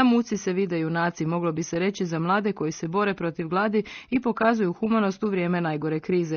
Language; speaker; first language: Croatian; native; Croatian